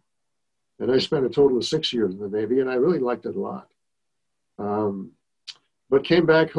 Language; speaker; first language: English; native; English